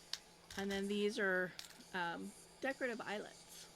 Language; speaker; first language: English; native; English